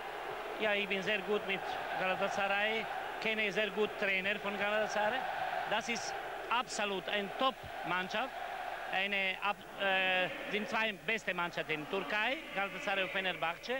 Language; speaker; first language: German; non-native, fluent; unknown